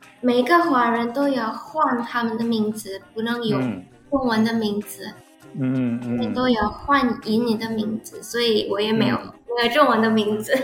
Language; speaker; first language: Chinese; early bilingual, heritage; Indonesian